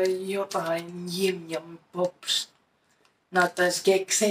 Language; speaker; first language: Finnish; native; Finnish